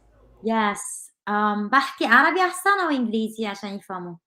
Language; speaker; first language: Arabic; non-native, fluent; Korean